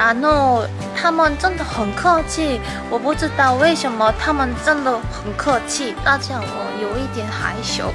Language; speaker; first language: Chinese; non-native, learner; Korean